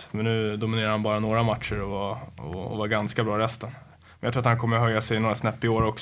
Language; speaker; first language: Swedish; native; Swedish